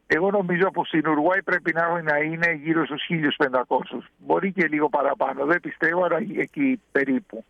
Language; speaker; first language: Greek; early bilingual, heritage; Spanish